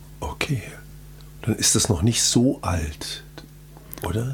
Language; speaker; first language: German; native; German